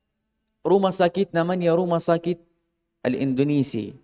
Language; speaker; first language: Indonesian; non-native, fluent; Arabic